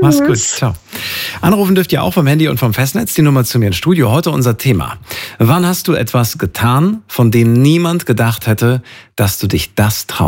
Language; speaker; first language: German; native; German